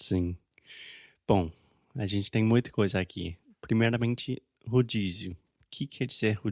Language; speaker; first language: Portuguese; non-native, fluent; English